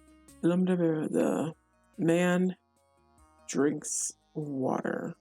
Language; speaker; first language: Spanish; non-native, learner; English